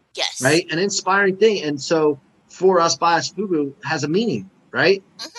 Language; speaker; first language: English; non-native, fluent; Chinese